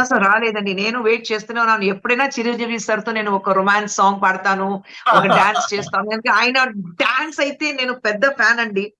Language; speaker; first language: Telugu; non-native, local second language; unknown